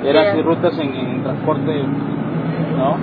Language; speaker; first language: Spanish; native; Spanish